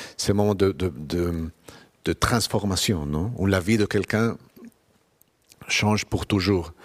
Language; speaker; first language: French; non-native, fluent; Spanish